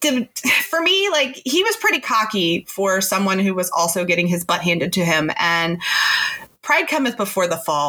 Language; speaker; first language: English; native; English